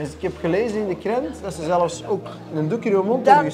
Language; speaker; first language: Dutch; native; Dutch